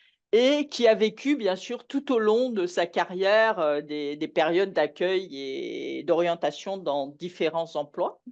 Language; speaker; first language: French; native; French